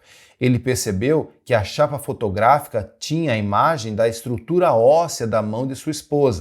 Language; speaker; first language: Portuguese; native; Portuguese